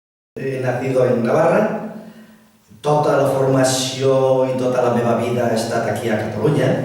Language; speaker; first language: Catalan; non-native, local second language; Spanish